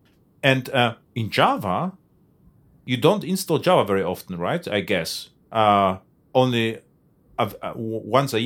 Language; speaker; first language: English; non-native, fluent; German